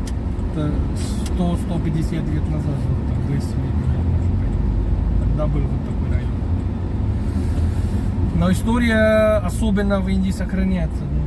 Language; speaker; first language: Russian; non-native, fluent; Hindi